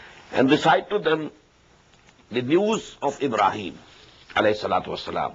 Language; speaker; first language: English; non-native, local second language; Urdu